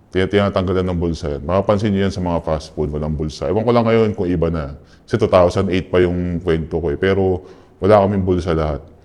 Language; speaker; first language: Filipino; native; Filipino